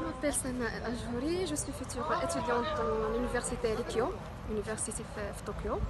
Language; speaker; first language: French; non-native, local second language; Arabic